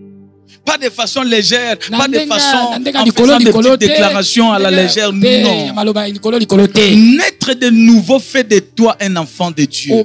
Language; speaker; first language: French; non-native, local second language; Lingala